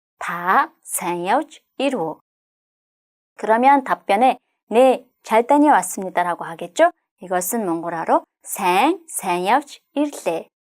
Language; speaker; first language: Korean; non-native, fluent; Mongolian